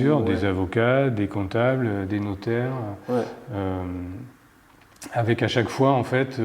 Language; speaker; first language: French; native; French